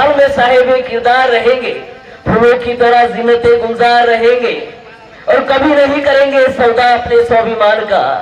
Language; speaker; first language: Hindi; non-native, local second language; Marathi